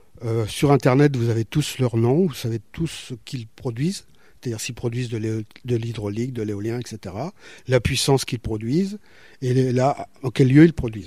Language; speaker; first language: French; native; French